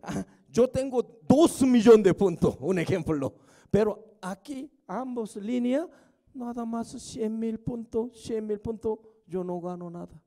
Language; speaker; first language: Spanish; non-native, fluent; Korean